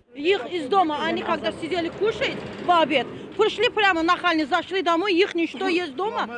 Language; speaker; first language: Russian; non-native, local second language; Azerbaijani